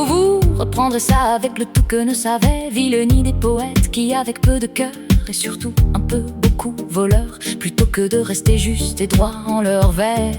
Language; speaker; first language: French; native; French